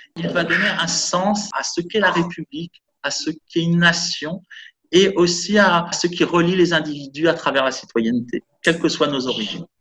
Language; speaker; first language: French; native; French